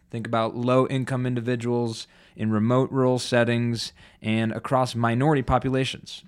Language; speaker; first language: English; native; English